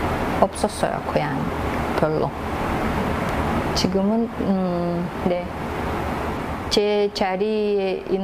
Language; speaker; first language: Korean; early bilingual, heritage; Korean